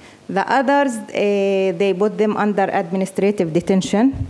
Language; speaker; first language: English; non-native, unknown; Arabic